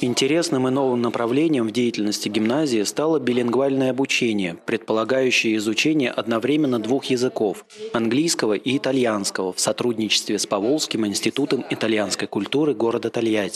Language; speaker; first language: Russian; native; Russian